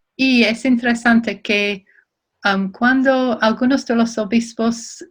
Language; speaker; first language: Spanish; non-native, fluent; English